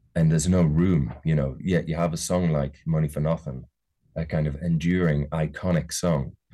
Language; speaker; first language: English; native; English